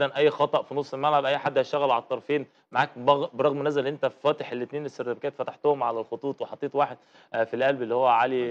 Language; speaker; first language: Arabic; native; Arabic